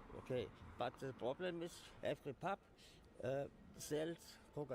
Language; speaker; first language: English; non-native, learner; German